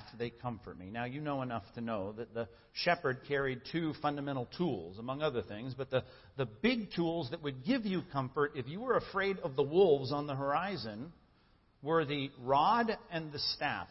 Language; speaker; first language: English; native; English